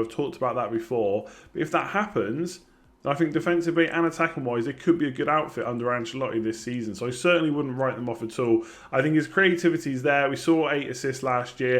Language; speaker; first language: English; native; English